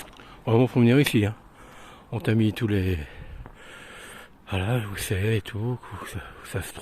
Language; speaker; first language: French; native; French